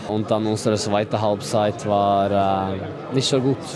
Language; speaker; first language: German; non-native, fluent; Norwegian